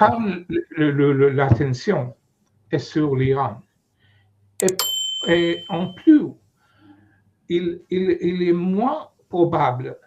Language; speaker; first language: French; non-native, fluent; Hebrew